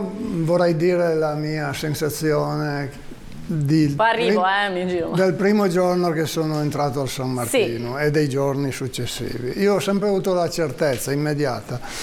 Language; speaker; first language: Italian; native; Italian